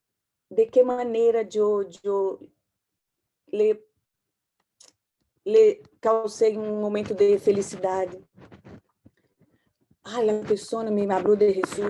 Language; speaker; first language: Portuguese; non-native, learner; Spanish